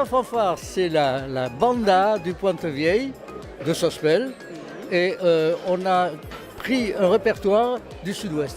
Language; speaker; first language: French; native; French